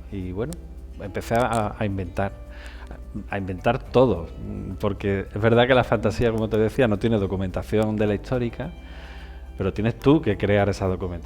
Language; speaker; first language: Spanish; native; Spanish